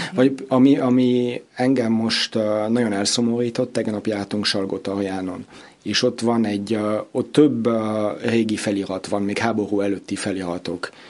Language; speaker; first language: Hungarian; early bilingual, heritage; Hungarian